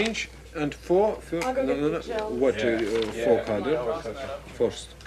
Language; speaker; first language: English; non-native, learner; Russian